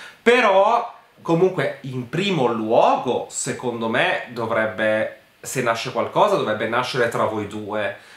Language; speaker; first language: Italian; native; Italian